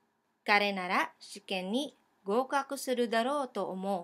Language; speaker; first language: Japanese; non-native, fluent; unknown